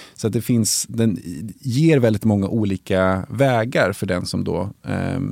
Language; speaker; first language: Swedish; native; Swedish